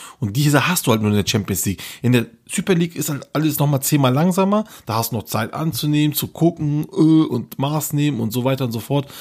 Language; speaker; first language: German; early bilingual, other home language; Turkish